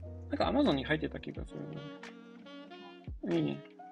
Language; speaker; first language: Japanese; non-native, fluent; Polish